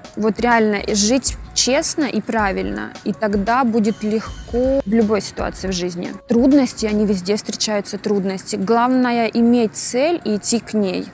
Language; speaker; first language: Russian; native; Russian